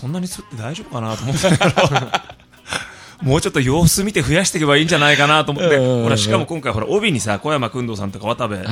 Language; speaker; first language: Japanese; native; Japanese